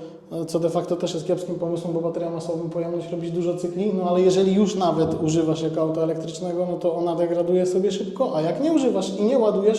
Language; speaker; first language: Polish; native; Polish